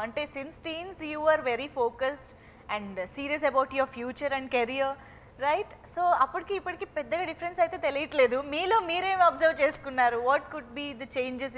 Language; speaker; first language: Telugu; native; Telugu